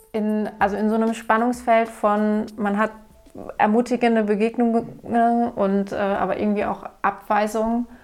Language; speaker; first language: German; native; German